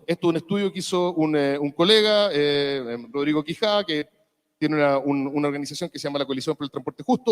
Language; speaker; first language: Spanish; native; Spanish